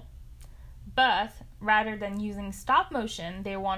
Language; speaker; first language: English; non-native, fluent; French